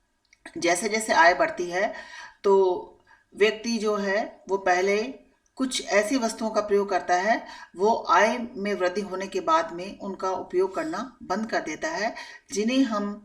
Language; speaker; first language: Hindi; native; Hindi